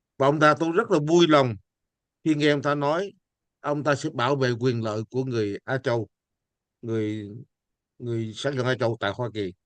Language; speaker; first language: Vietnamese; native; Vietnamese